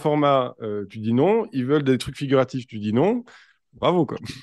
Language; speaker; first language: French; native; French